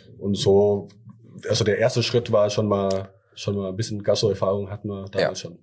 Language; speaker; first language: German; early bilingual, other home language; Thai